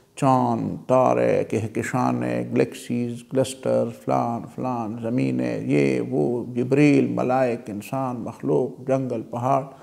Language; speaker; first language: Urdu; non-native, local second language; Pashto